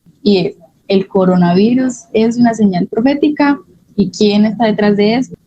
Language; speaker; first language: Spanish; native; Spanish